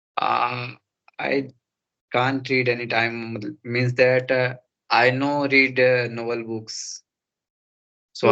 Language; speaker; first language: English; non-native, learner; Hindi